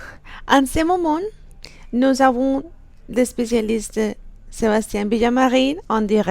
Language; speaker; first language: French; non-native, learner; Spanish